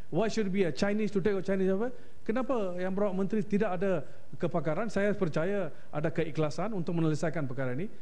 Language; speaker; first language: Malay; non-native, local second language; Tamil